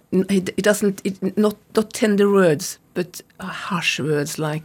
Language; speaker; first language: English; non-native, fluent; Norwegian